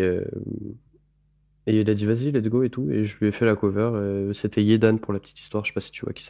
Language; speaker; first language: French; native; French